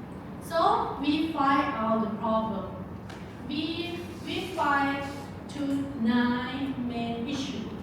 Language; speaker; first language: English; non-native, learner; Thai